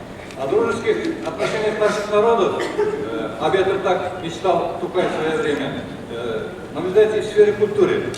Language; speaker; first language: Russian; non-native, local second language; Kara-Kalpak